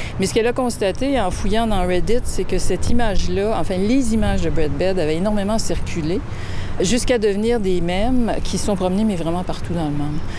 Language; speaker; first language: French; native; French